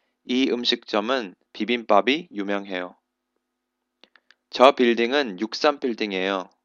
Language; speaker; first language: Korean; non-native, fluent; English